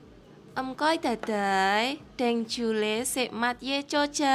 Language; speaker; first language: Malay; non-native, local second language; Javanese